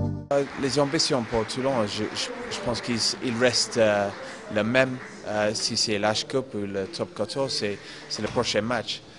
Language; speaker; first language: French; non-native, fluent; English